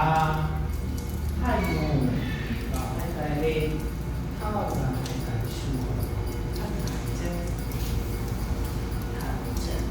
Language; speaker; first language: Vietnamese; non-native, fluent; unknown